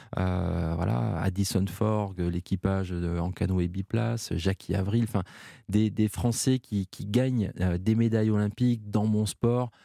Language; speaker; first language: French; native; French